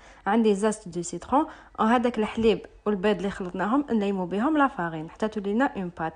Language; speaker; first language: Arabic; native; Arabic